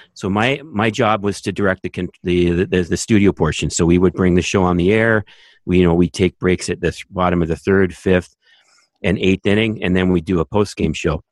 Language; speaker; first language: English; native; English